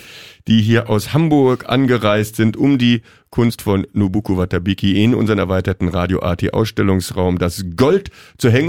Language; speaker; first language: German; native; German